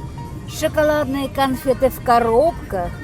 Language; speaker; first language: Russian; non-native, local second language; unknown